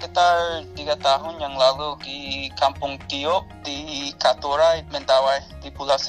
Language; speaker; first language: Indonesian; non-native, fluent; English